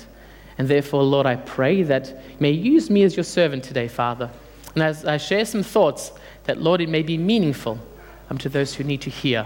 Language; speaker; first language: English; early bilingual, other home language; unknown